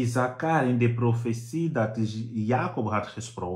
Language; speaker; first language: Dutch; non-native, fluent; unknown